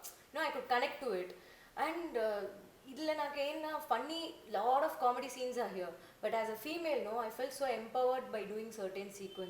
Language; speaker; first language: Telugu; non-native, learner; Tamil